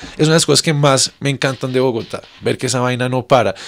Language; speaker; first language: Spanish; native; Spanish